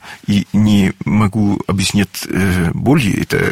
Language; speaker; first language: Russian; non-native, learner; French